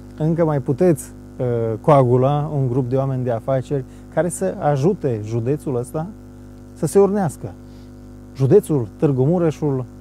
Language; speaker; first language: Romanian; native; Romanian